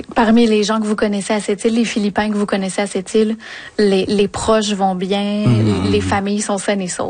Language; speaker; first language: French; native; French